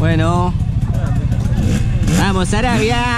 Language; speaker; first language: Spanish; native; Spanish